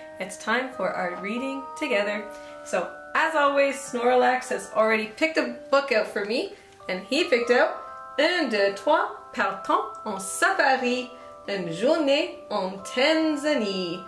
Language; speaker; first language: English; native; English